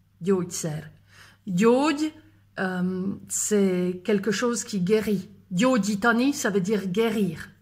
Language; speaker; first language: French; native; French